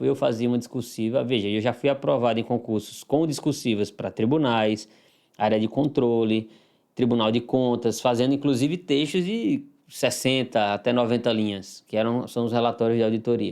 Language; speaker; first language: Portuguese; native; Portuguese